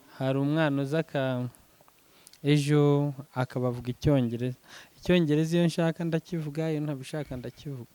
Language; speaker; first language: Kinyarwanda; early bilingual, heritage; Kinyarwanda